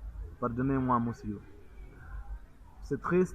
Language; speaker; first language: French; non-native, learner; Portuguese